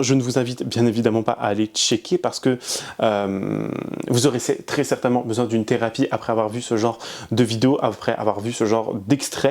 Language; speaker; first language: French; native; French